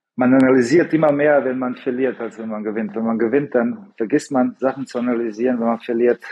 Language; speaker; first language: German; early bilingual, other home language; Bosnian